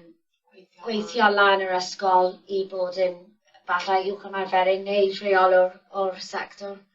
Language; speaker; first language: Welsh; non-native, local second language; English